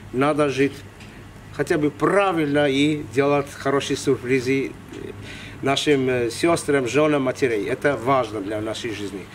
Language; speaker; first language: Russian; non-native, fluent; Armenian